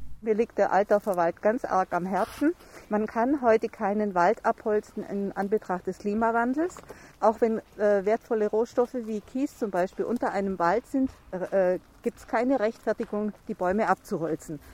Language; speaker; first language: German; native; German